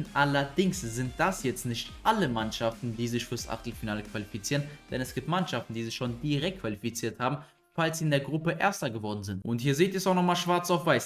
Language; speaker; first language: German; native; German